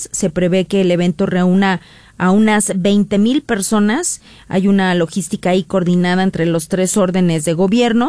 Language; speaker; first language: Spanish; native; Spanish